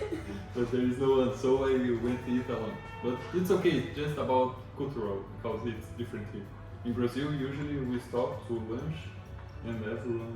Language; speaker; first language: English; non-native, learner; Portuguese